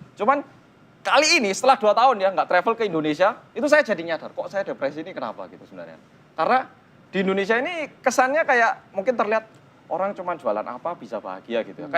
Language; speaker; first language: Indonesian; early bilingual, other home language; Korean